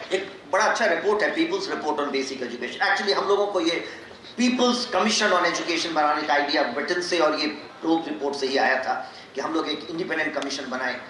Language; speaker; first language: Hindi; non-native, local second language; Magahi